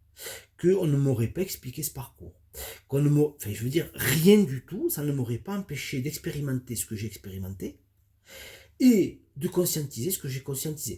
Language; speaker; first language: French; native; French